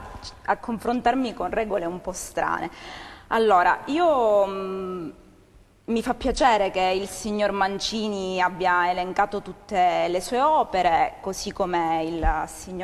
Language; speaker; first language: Italian; native; Italian